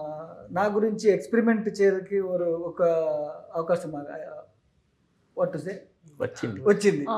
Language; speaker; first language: Telugu; non-native, local second language; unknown